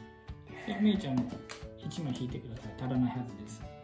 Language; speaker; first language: Japanese; native; Japanese